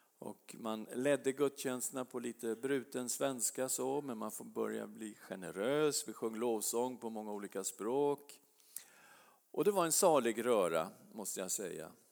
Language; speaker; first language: Swedish; native; Swedish